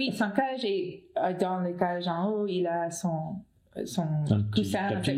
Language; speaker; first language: French; non-native, learner; English